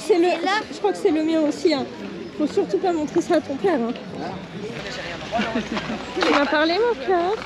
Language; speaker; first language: French; native; French